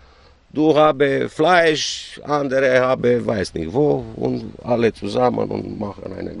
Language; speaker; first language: German; non-native, learner; Romanian